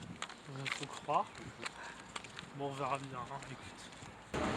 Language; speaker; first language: French; native; French